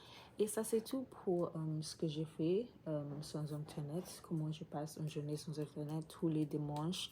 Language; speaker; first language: French; non-native, learner; English